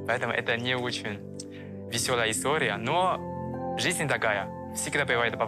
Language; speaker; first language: Russian; non-native, learner; Chinese